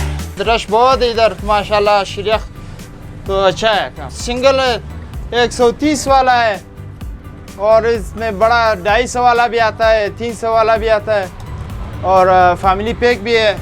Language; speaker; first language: Hindi; non-native, learner; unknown